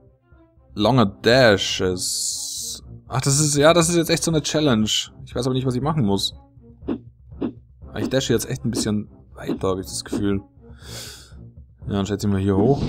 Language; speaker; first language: German; native; German